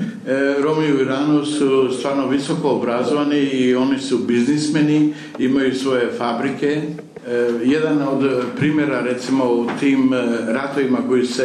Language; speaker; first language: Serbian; non-native, fluent; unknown